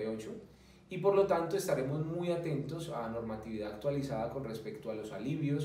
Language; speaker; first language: Spanish; native; Spanish